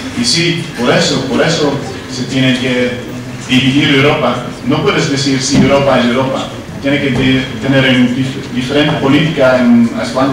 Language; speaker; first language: Spanish; non-native, learner; Dutch